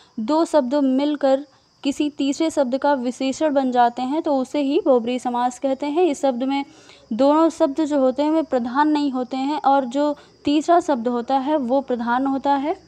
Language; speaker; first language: Hindi; native; Hindi